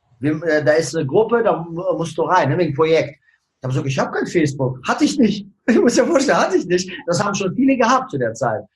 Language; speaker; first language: German; early bilingual, other home language; Russian